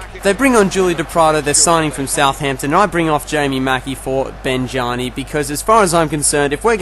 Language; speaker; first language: English; native; English